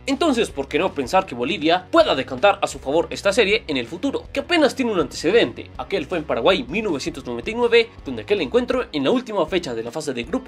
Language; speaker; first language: Spanish; native; Spanish